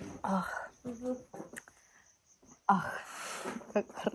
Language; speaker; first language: Russian; native; Russian